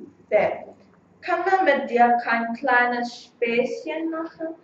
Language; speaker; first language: German; non-native, fluent; Korean